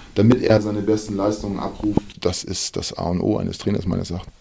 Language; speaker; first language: German; native; German